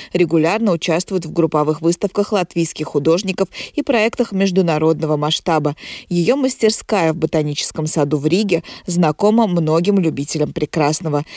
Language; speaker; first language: Russian; native; Russian